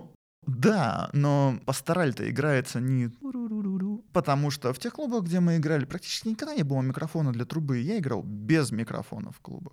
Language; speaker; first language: Russian; native; Russian